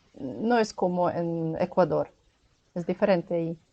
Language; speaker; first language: Spanish; non-native, learner; Russian